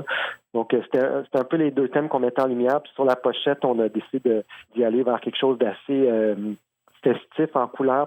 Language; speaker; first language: French; native; French